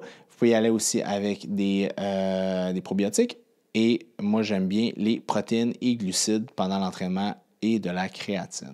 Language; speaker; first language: French; native; French